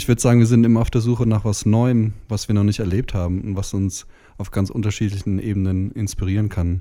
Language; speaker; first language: German; native; German